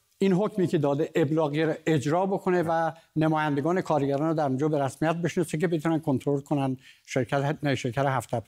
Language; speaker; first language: Persian; native; Persian